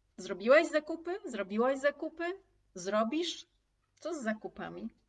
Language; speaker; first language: Polish; native; Polish